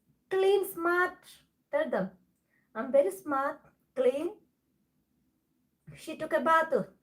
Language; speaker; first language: English; non-native, local second language; Malayalam